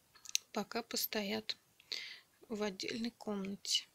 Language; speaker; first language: Russian; native; Russian